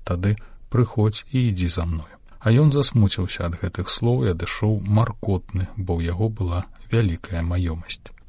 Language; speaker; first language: Belarusian; native; Belarusian